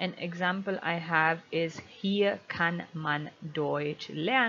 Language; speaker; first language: German; non-native, fluent; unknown